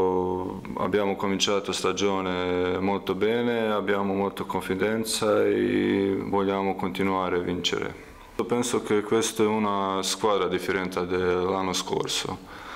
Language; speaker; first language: Italian; non-native, fluent; Croatian